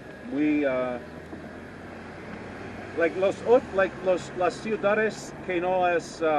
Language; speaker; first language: Spanish; non-native, learner; English